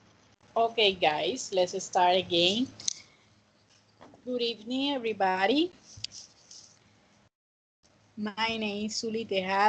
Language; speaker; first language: English; non-native, fluent; Spanish